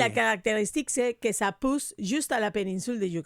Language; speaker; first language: French; non-native, fluent; Spanish